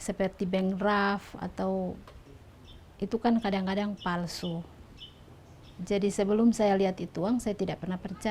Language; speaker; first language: Indonesian; non-native, local second language; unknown